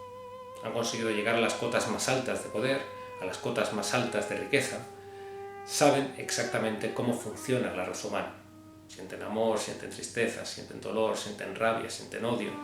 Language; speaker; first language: Spanish; native; Spanish